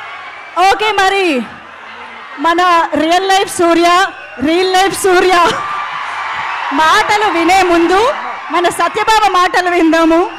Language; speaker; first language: Telugu; native; Telugu